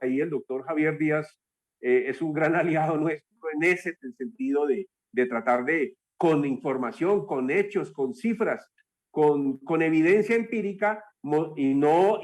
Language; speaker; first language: Spanish; native; Spanish